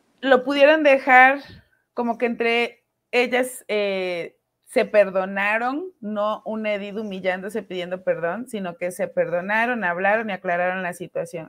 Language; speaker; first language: Spanish; native; Spanish